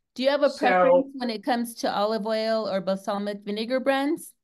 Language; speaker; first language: English; native; English